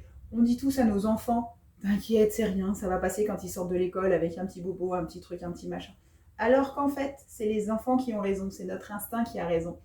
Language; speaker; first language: French; native; French